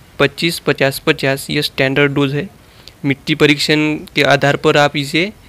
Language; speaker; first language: Hindi; non-native, local second language; Marathi